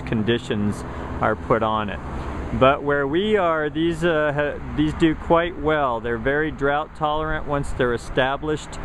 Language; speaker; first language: English; native; English